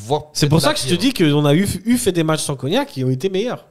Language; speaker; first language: French; native; French